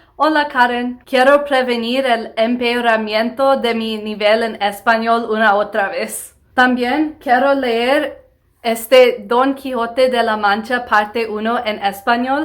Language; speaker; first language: Spanish; non-native, learner; English